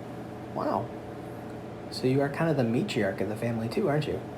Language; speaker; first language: English; native; English